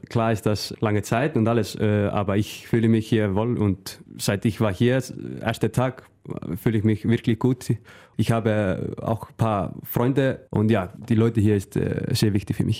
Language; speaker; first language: German; non-native, learner; Icelandic